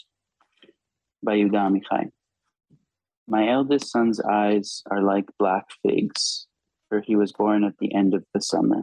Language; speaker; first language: English; non-native, fluent; Hebrew